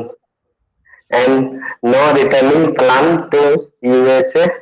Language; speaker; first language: English; non-native, learner; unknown